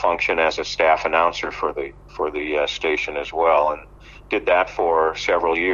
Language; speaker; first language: English; native; English